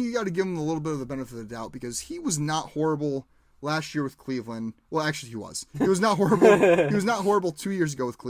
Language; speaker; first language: English; native; English